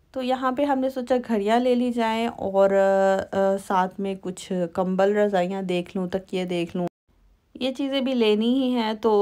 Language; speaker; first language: Urdu; native; Urdu